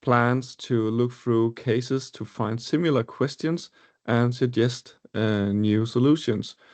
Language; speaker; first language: English; non-native, fluent; Danish